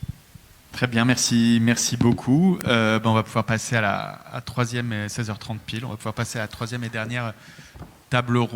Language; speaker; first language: French; native; French